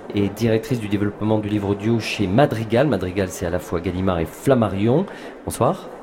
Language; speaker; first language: French; native; French